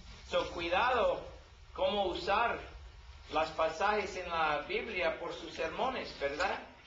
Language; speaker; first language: Spanish; non-native, learner; English